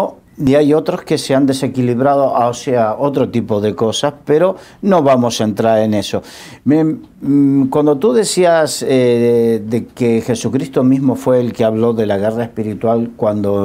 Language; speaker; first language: Spanish; native; Spanish